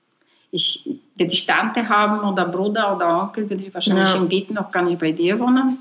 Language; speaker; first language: German; non-native, fluent; Polish